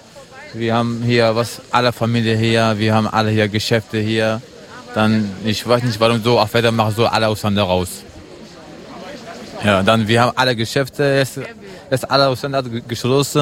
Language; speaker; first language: German; non-native, learner; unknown